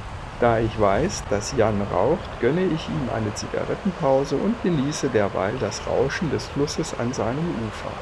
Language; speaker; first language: German; native; German